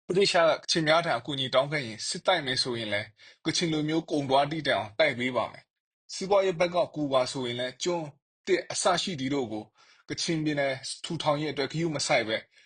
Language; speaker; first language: Burmese; non-native, local second language; Kachin